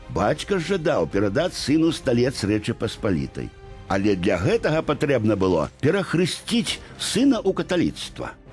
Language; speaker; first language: Belarusian; native; Belarusian